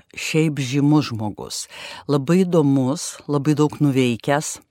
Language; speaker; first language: Lithuanian; native; Lithuanian